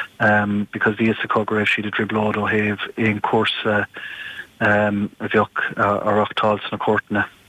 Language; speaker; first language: Irish; non-native, local second language; English